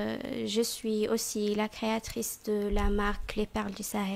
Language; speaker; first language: French; non-native, fluent; Arabic